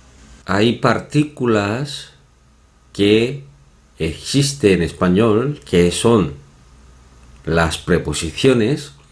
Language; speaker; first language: Spanish; non-native, fluent; Korean